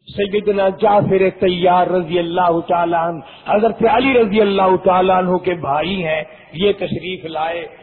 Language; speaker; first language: Urdu; native; Urdu